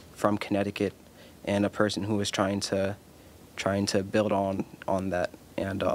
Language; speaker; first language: English; early bilingual, other home language; Spanish